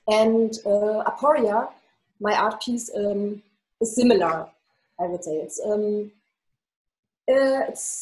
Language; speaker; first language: English; non-native, fluent; German